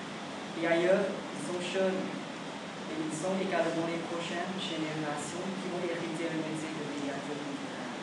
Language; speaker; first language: French; non-native, learner; Vietnamese